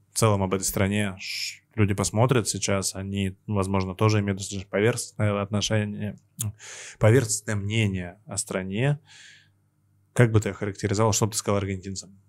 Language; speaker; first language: Russian; native; Russian